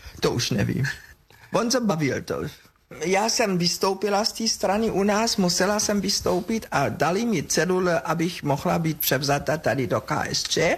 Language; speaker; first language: Czech; non-native, fluent; German